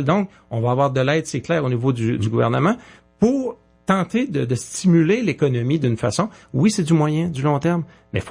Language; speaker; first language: French; native; French